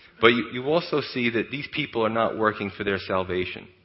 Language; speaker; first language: English; native; English